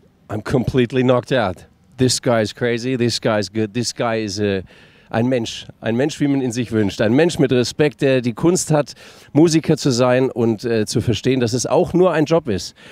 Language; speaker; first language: German; native; German